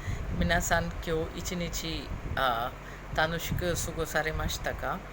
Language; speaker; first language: Japanese; non-native, fluent; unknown